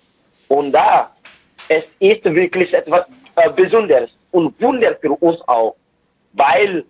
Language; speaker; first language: German; non-native, fluent; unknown